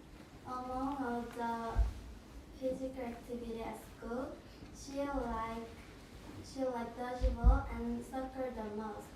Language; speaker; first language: English; non-native, learner; Korean